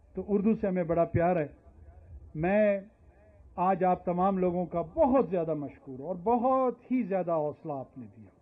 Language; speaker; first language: Urdu; non-native, local second language; Pashto